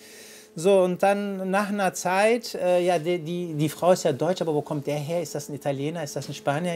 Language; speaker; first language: German; native; German